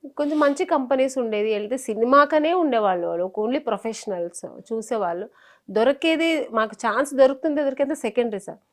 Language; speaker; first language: Telugu; native; Telugu